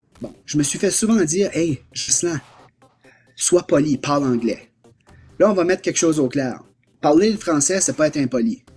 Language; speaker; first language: French; native; French